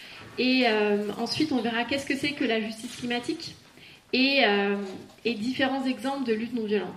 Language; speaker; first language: French; native; French